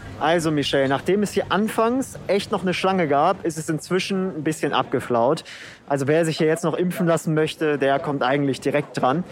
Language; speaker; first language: German; native; German